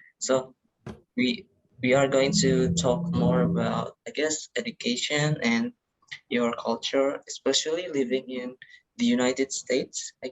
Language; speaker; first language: English; non-native, learner; Indonesian